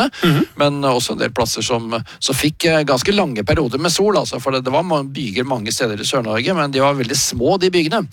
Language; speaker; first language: Norwegian; native; Norwegian